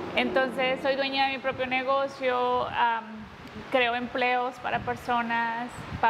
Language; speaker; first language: Spanish; early bilingual, heritage; Spanish